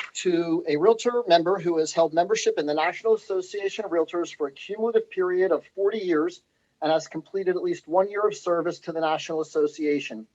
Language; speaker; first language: English; native; English